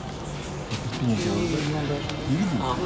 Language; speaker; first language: Russian; native; Russian